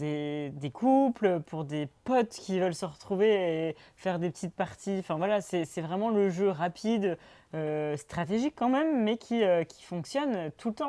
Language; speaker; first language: French; native; French